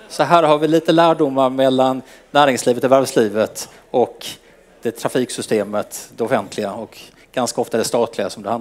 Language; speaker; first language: Swedish; native; Swedish